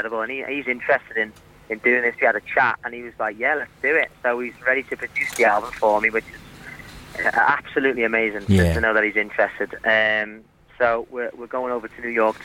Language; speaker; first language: English; native; English